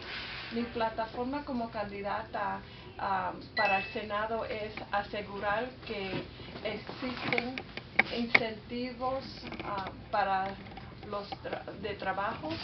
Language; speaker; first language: Spanish; early bilingual, heritage; Spanish